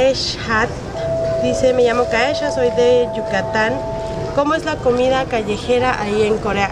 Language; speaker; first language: Spanish; native; Spanish